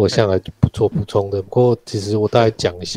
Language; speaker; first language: Chinese; native; Chinese